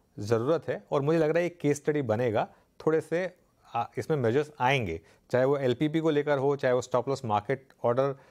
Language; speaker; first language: Hindi; native; Hindi